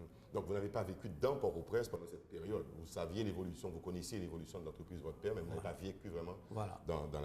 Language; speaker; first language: French; non-native, local second language; Haitian Creole